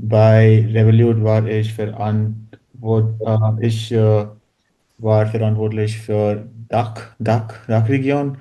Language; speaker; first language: German; non-native, learner; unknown